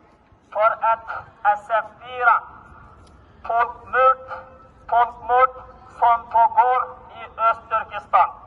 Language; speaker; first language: Swedish; non-native, learner; Uyghur